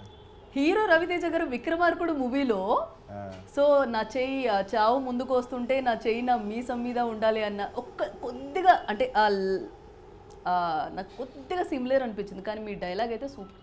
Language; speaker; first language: Telugu; native; Telugu